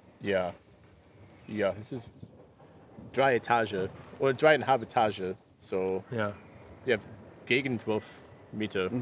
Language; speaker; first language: German; non-native, learner; English